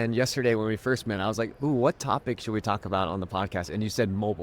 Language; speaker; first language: English; native; English